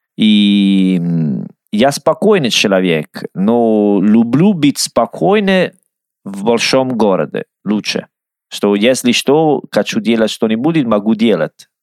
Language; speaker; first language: Russian; non-native, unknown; Italian